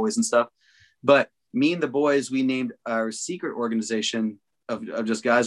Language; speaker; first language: English; native; English